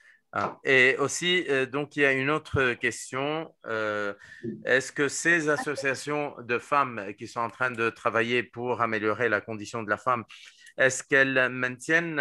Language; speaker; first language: French; non-native, fluent; Spanish